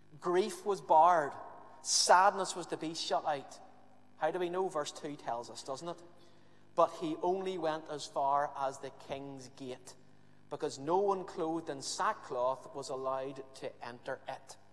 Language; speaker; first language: English; native; English